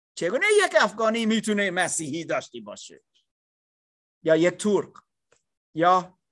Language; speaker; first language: Persian; non-native, learner; English